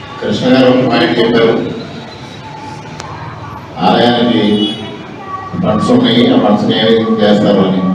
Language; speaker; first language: Telugu; native; Telugu